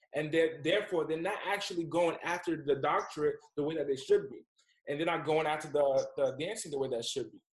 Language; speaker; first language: English; native; English